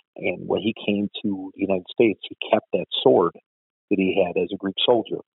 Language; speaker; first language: English; native; English